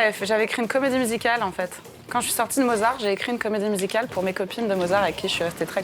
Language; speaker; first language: French; native; French